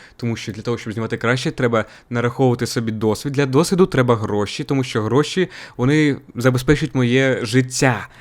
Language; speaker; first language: Ukrainian; non-native, local second language; Russian